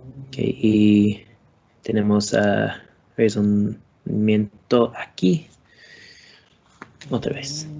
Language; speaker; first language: Spanish; non-native, learner; English